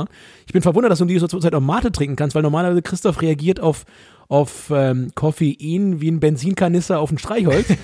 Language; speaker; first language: German; native; German